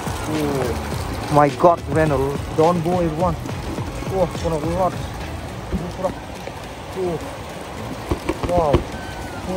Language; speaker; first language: English; non-native, learner; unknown